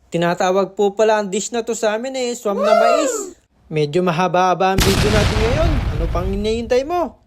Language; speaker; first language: Filipino; non-native, local second language; Pampanga